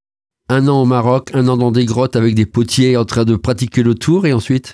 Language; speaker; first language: French; native; French